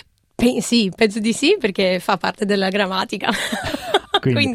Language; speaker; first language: Italian; non-native, fluent; English